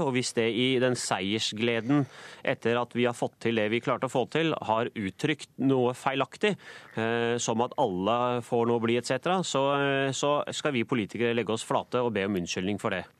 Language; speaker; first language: Norwegian; native; Norwegian